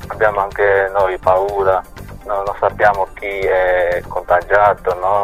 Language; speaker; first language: Italian; non-native, learner; Chinese